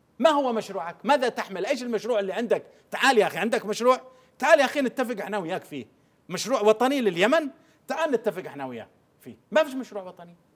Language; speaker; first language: Arabic; native; Arabic